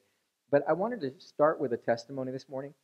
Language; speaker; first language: English; native; English